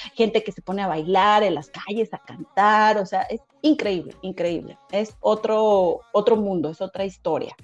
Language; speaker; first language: Spanish; native; Spanish